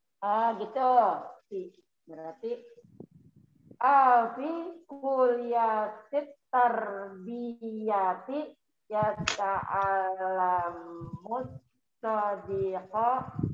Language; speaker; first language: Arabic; non-native, learner; Indonesian